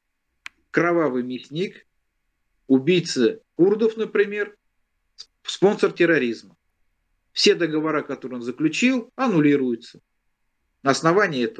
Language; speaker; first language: Russian; native; Russian